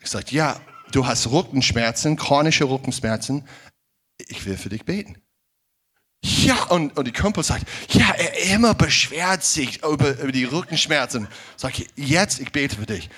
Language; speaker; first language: German; non-native, fluent; English